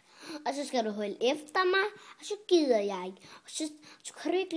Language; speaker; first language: Danish; early bilingual, other home language; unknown